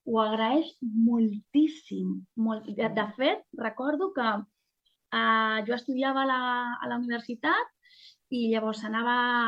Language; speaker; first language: Catalan; non-native, local second language; Spanish